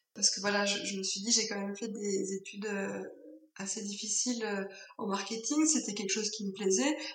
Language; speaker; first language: French; native; French